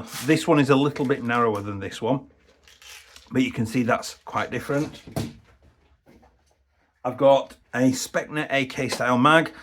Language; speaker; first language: English; native; English